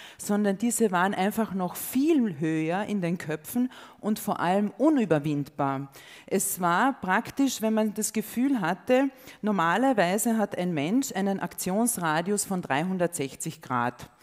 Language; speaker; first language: German; non-native, local second language; Slovenian